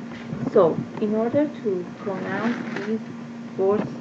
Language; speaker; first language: English; non-native, fluent; Persian